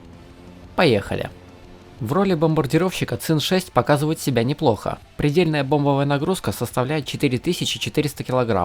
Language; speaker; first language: Russian; native; Russian